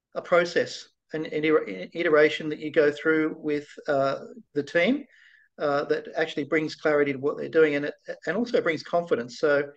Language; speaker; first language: English; native; English